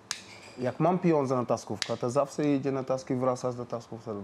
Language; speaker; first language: Polish; non-native, learner; Wolof